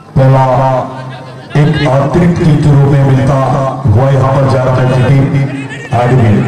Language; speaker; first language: Hindi; native; Hindi